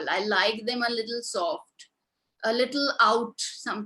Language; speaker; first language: English; non-native, local second language; Hindi